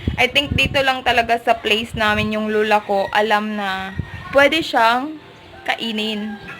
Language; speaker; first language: Filipino; non-native, local second language; Cebuano